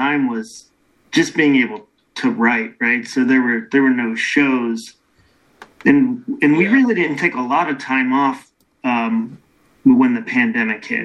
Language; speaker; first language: English; native; English